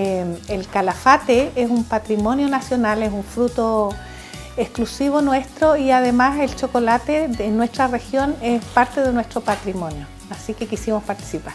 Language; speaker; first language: Spanish; native; Spanish